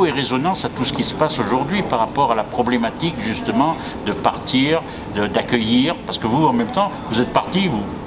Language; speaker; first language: French; native; French